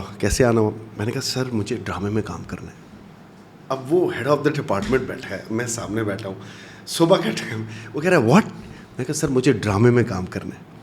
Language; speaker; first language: Urdu; non-native, local second language; Pashto